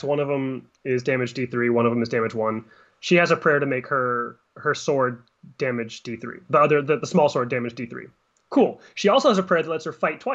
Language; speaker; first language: English; native; English